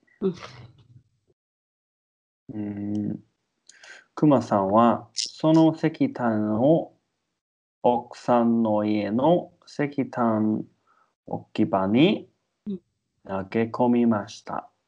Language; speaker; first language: Japanese; non-native, learner; English